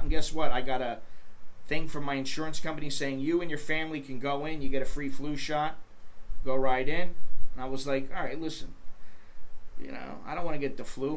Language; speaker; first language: English; native; English